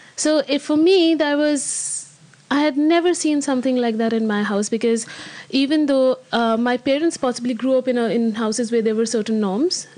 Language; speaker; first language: English; non-native, local second language; Hindi